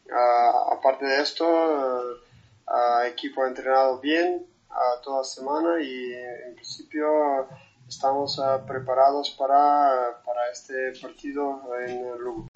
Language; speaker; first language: Spanish; non-native, fluent; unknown